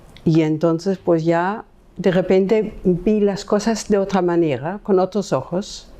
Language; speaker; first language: Spanish; non-native, fluent; German